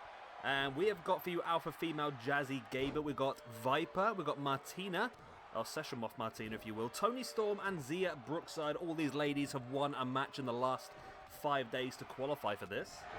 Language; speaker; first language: English; native; English